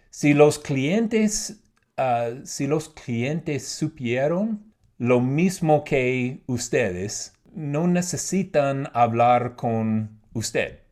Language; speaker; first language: Spanish; non-native, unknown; English